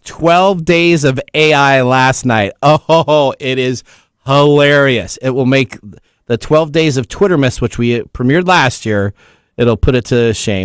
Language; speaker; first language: English; native; English